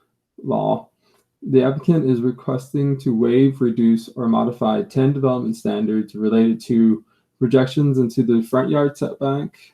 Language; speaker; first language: English; native; English